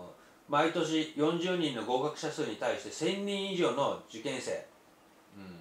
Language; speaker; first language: Japanese; native; Japanese